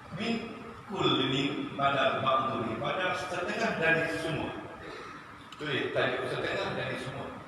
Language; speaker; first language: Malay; native; Malay